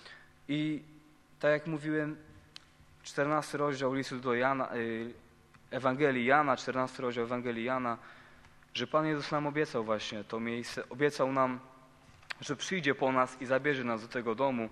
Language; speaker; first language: Polish; native; Polish